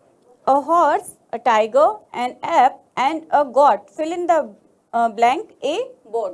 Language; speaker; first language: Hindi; native; Hindi